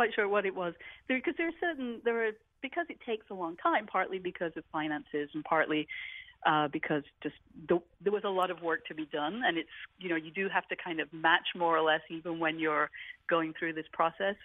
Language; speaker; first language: English; native; English